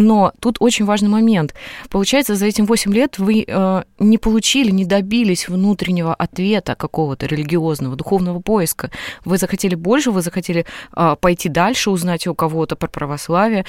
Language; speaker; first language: Russian; native; Russian